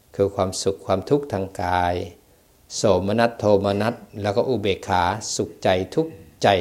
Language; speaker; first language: Thai; native; Thai